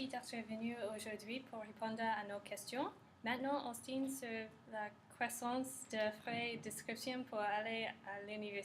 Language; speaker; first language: French; non-native, learner; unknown